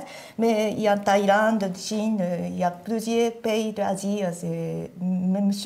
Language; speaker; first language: French; non-native, learner; Japanese